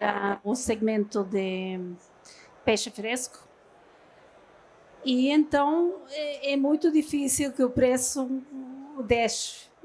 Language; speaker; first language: Portuguese; non-native, fluent; Norwegian